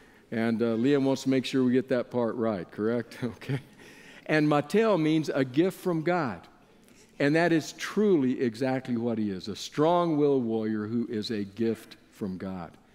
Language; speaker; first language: English; native; English